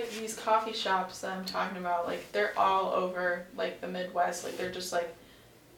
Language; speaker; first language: English; native; English